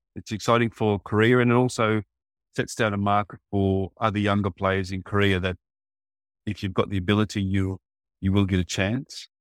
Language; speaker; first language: English; native; English